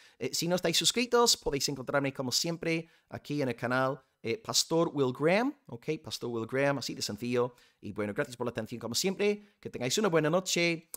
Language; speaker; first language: Spanish; non-native, fluent; English